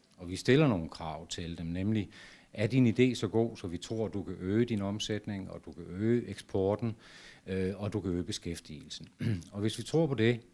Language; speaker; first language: Danish; native; Danish